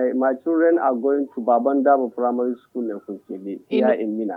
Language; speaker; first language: English; non-native, local second language; Hausa